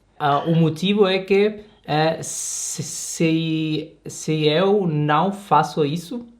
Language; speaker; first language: Portuguese; non-native, learner; Spanish